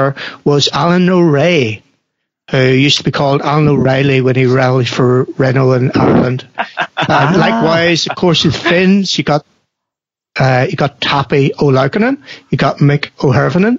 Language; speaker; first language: English; native; English